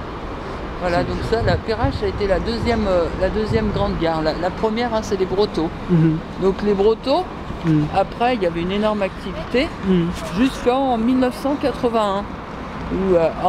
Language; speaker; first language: French; native; French